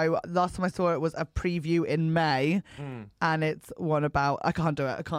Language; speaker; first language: English; native; English